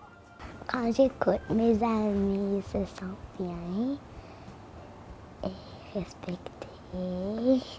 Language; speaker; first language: French; non-native, local second language; English